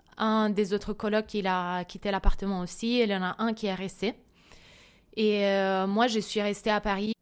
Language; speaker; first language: French; non-native, fluent; Italian